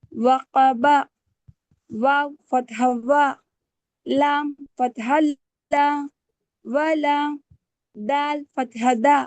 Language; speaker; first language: Arabic; non-native, learner; Telugu